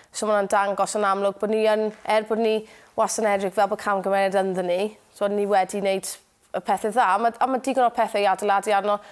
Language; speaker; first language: Welsh; native; Welsh